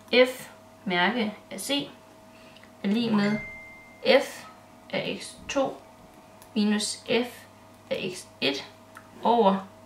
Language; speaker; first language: Danish; native; Danish